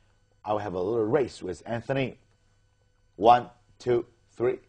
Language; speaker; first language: English; non-native, fluent; Chinese